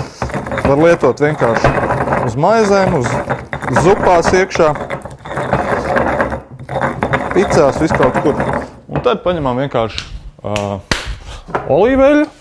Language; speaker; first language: Latvian; native; Latvian